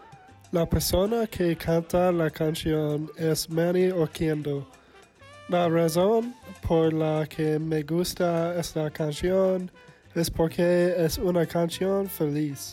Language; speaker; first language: Spanish; non-native, learner; English